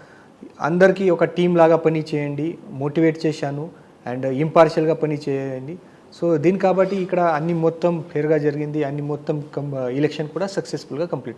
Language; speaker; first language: Telugu; non-native, learner; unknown